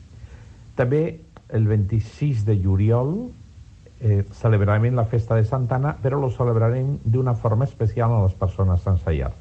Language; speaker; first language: Catalan; non-native, local second language; Spanish